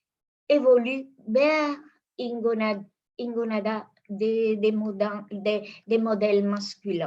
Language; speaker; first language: French; non-native, fluent; Spanish